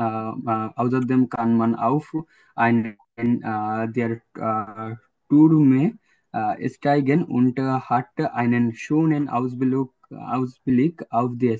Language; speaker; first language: German; non-native, learner; Bangla